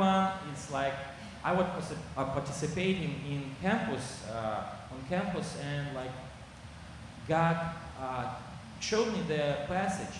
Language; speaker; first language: English; non-native, learner; Kazakh